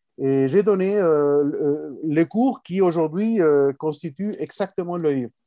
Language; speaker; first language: French; non-native, fluent; Spanish